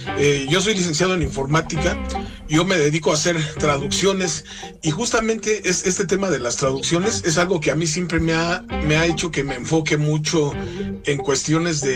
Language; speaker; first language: Spanish; native; Spanish